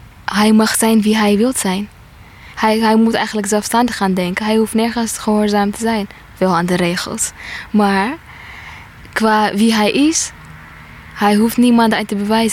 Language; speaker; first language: Dutch; non-native, fluent; Tigrinya